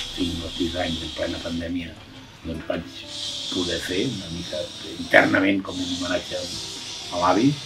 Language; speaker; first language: Catalan; native; Catalan